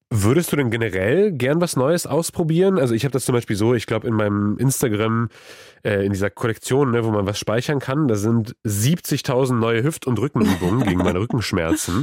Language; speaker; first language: German; native; German